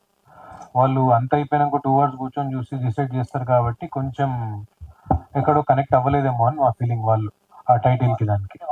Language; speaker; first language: Telugu; native; Telugu